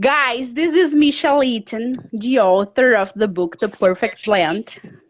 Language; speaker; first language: English; non-native, fluent; Portuguese